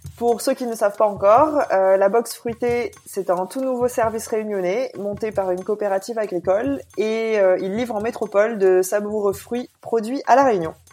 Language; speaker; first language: French; native; French